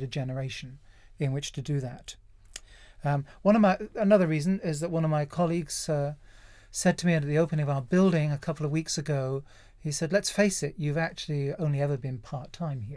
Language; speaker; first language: English; native; English